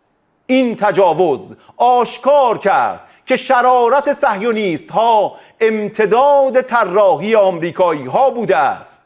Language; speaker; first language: Persian; native; Persian